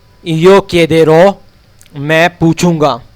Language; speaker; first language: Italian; non-native, fluent; Urdu